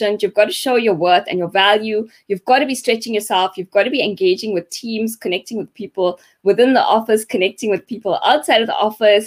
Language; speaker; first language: English; native; English